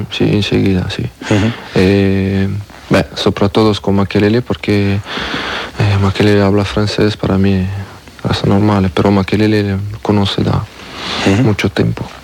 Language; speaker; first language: Spanish; non-native, learner; French